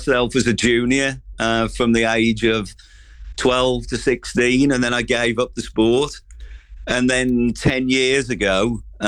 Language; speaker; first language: English; native; English